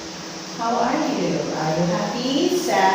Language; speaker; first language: English; non-native, fluent; Vietnamese